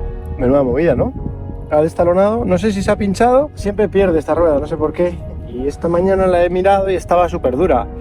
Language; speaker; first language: Spanish; native; Spanish